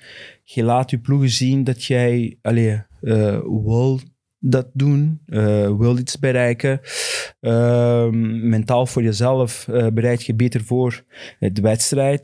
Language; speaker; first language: Dutch; non-native, fluent; Portuguese